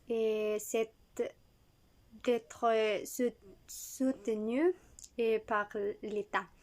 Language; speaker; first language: French; non-native, learner; Spanish